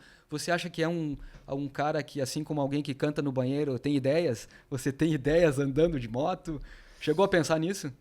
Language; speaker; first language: Portuguese; native; Portuguese